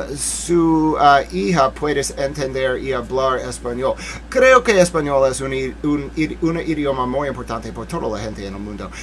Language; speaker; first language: Spanish; non-native, learner; English